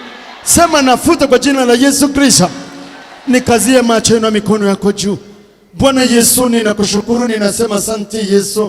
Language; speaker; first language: Swahili; native; Swahili